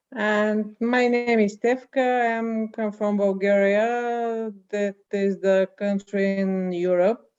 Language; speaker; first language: English; non-native, learner; Bulgarian